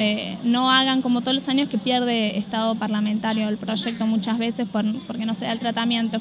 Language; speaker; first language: Spanish; native; Spanish